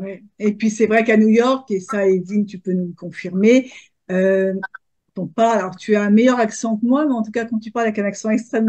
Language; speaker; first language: French; native; French